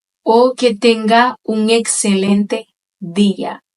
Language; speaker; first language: Spanish; non-native, fluent; Haitian Creole